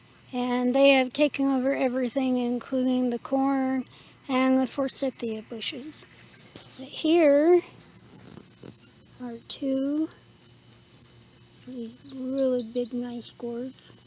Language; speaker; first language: English; native; English